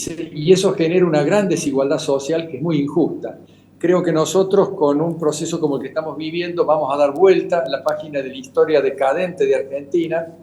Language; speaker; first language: Spanish; native; Spanish